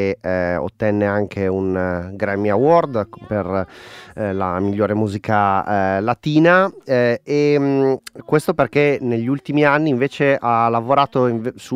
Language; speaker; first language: Italian; native; Italian